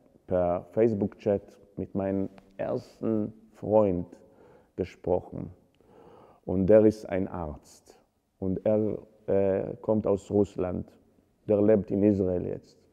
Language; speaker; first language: German; non-native, fluent; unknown